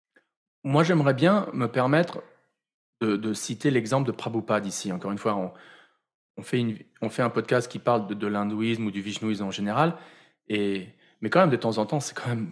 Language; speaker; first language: French; native; French